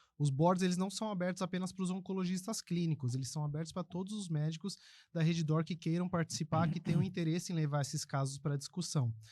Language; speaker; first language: Portuguese; early bilingual, other home language; Spanish